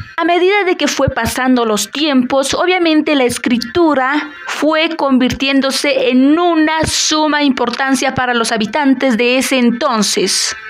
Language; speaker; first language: Spanish; native; Spanish